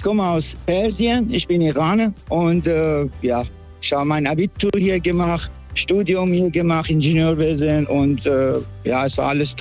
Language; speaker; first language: German; non-native, fluent; Persian